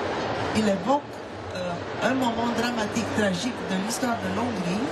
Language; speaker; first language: French; non-native, fluent; Romanian